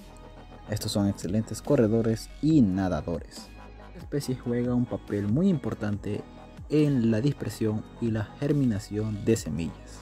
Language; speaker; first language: Spanish; native; Spanish